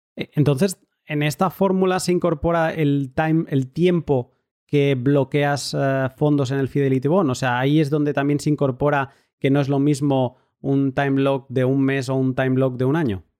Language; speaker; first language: Spanish; native; Spanish